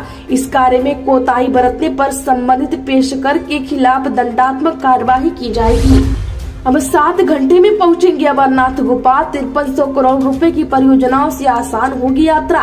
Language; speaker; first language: Hindi; native; Hindi